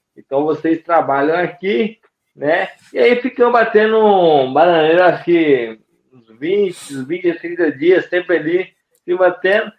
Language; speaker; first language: Portuguese; native; Portuguese